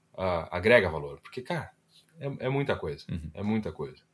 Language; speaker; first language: Portuguese; native; Portuguese